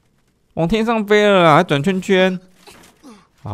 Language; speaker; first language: Chinese; native; Chinese